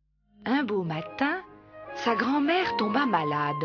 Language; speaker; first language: French; native; French